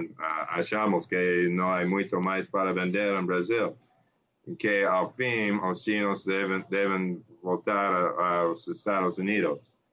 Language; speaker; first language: Portuguese; non-native, learner; English